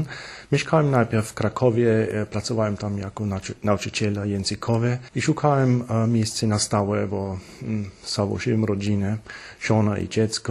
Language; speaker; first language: Polish; non-native, fluent; German